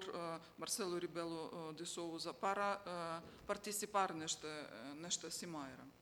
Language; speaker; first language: Portuguese; non-native, fluent; Ukrainian